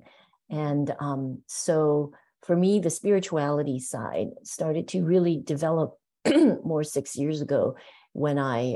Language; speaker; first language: English; native; English